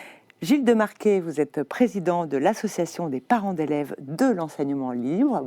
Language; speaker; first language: French; native; French